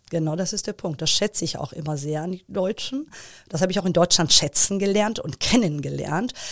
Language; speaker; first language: German; early bilingual, other home language; Persian